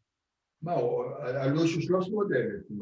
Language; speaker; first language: Hebrew; early bilingual, other home language; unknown